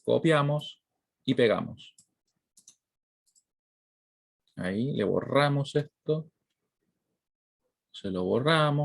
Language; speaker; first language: Spanish; native; Spanish